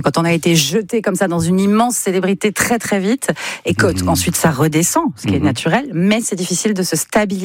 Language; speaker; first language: French; native; French